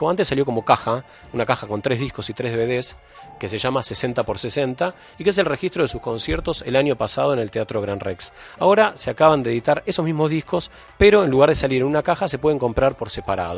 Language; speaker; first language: Spanish; native; Spanish